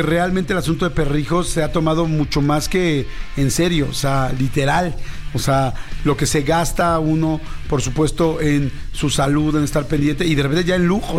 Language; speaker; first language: Spanish; native; Spanish